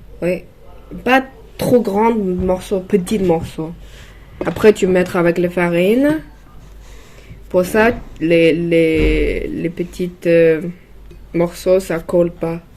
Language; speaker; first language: French; non-native, learner; Chinese